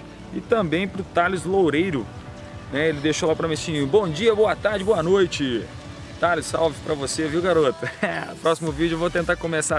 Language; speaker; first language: Portuguese; native; Portuguese